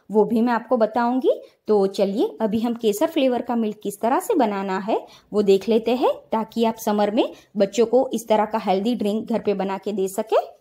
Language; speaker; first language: Hindi; non-native, local second language; Gujarati